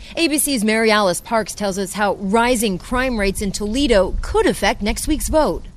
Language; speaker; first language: English; native; English